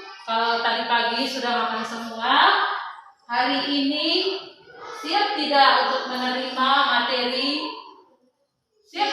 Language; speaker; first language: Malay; non-native, local second language; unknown